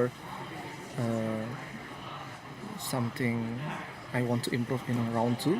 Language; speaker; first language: English; non-native, learner; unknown